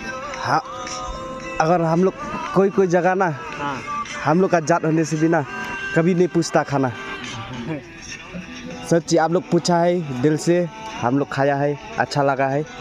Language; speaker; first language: Hindi; non-native, local second language; Khasi